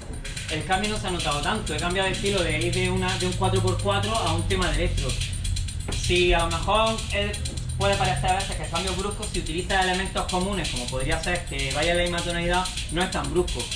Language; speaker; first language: Spanish; native; Spanish